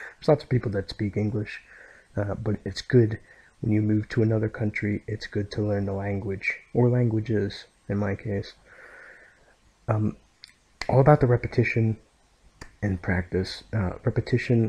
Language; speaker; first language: English; native; English